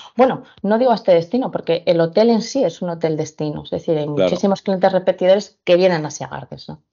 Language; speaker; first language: Spanish; native; Spanish